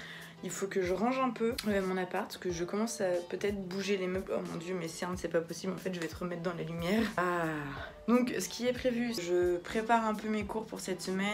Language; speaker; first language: French; native; French